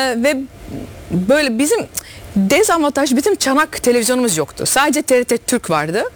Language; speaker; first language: Turkish; early bilingual, heritage; Dutch